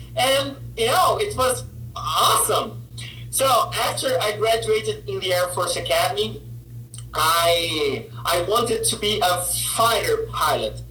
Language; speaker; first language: English; non-native, fluent; Portuguese